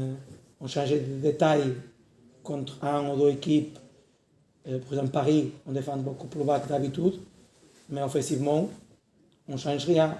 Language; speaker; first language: French; non-native, learner; Portuguese